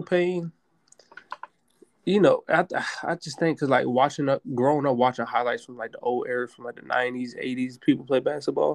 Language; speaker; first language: English; native; English